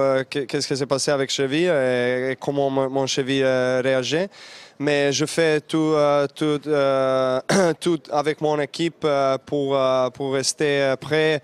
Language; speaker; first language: French; non-native, learner; Serbian